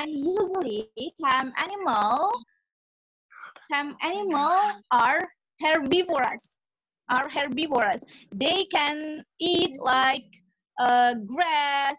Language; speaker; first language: English; non-native, fluent; Indonesian